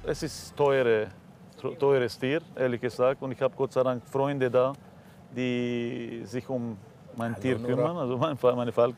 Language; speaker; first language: German; non-native, fluent; Arabic